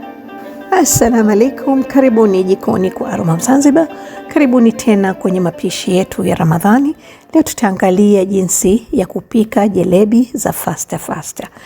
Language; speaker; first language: Swahili; native; Swahili